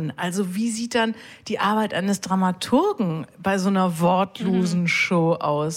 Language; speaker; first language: German; native; German